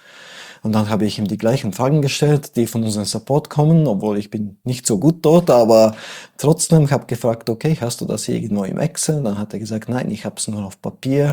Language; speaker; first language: German; non-native, fluent; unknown